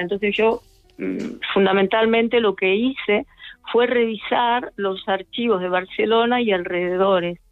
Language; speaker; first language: Spanish; native; Spanish